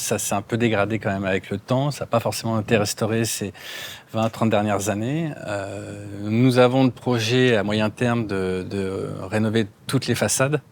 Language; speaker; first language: French; native; French